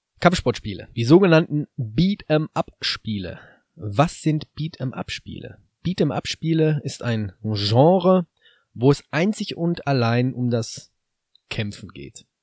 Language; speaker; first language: German; native; German